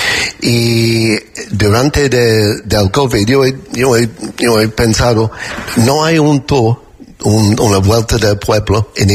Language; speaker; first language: Spanish; non-native, learner; English